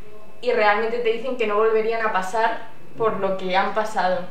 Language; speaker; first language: Spanish; non-native, fluent; Portuguese